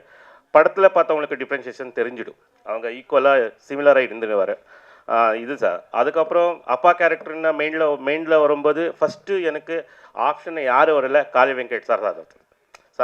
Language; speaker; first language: Tamil; non-native, fluent; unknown